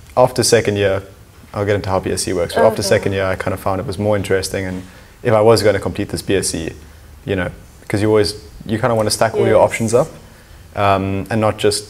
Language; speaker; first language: English; native; English